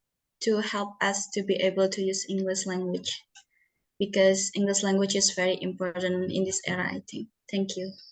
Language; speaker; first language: English; non-native, learner; Indonesian